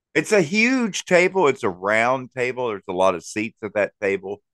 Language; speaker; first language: English; native; English